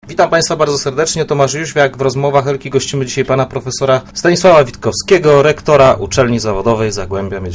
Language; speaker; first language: Polish; native; Polish